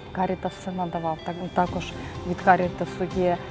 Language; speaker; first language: Ukrainian; native; Ukrainian